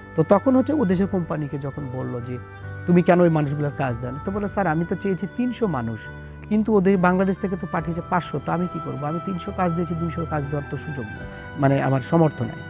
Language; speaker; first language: Bangla; native; Bangla